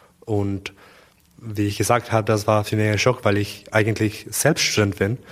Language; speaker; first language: German; non-native, learner; Spanish